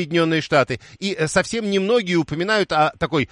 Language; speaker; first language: Russian; native; Russian